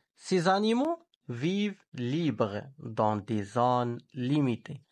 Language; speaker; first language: French; non-native, local second language; Arabic